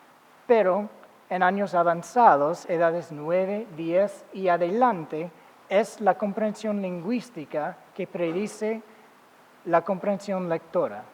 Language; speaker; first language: Spanish; non-native, fluent; English